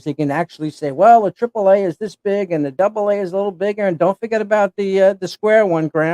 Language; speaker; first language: English; native; English